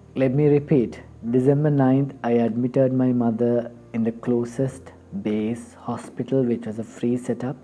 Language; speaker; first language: English; non-native, local second language; Sinhala